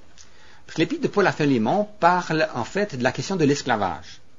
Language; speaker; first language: French; native; French